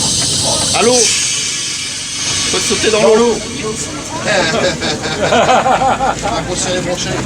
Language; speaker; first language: French; native; French